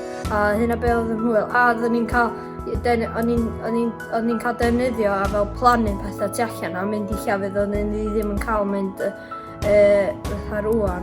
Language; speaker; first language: Welsh; native; Welsh